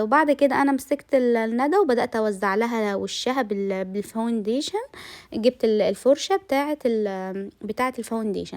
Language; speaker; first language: Arabic; native; Arabic